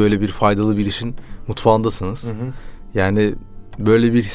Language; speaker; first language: Turkish; native; Turkish